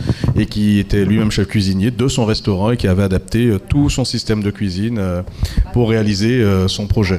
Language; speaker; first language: French; native; French